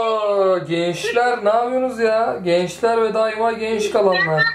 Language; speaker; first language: Turkish; native; Turkish